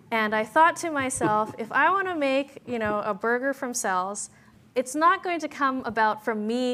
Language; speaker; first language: English; native; English